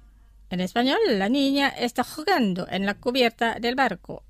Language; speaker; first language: Spanish; non-native, fluent; Indonesian